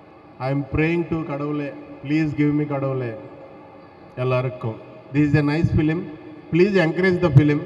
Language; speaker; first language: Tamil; non-native, learner; Telugu